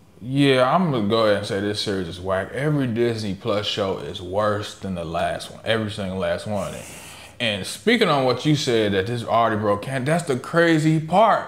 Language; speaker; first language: English; native; English